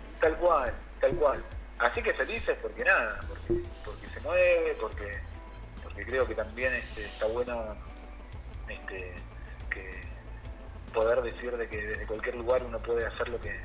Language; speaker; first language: Spanish; native; Spanish